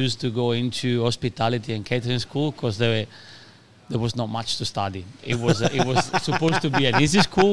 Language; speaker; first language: English; non-native, fluent; Italian